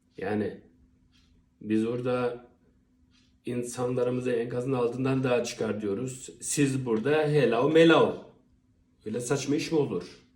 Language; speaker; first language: Turkish; early bilingual, heritage; Turkish